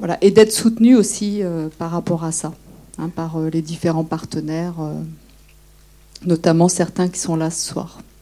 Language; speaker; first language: French; native; French